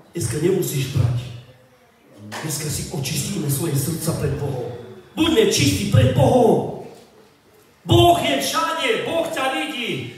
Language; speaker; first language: Slovak; non-native, local second language; Romany